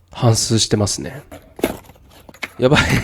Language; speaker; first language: Japanese; native; Japanese